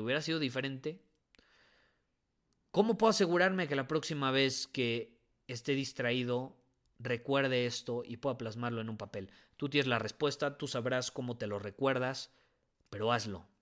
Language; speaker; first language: Spanish; native; Spanish